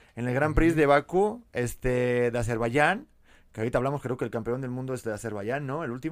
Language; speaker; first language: Spanish; native; Spanish